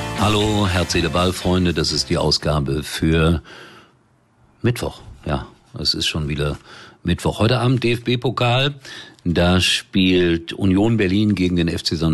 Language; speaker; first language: German; native; German